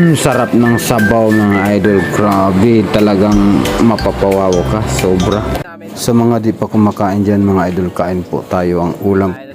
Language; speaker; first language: Filipino; non-native, local second language; Cebuano